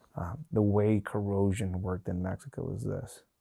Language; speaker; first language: English; non-native, fluent; Spanish